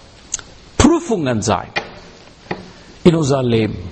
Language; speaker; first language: German; non-native, learner; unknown